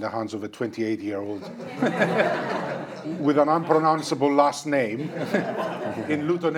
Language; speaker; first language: English; non-native, fluent; Greek